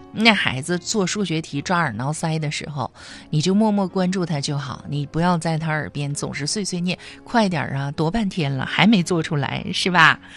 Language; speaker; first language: Chinese; native; Chinese